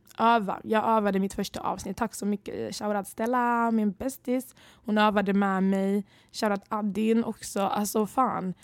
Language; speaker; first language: Swedish; early bilingual, other home language; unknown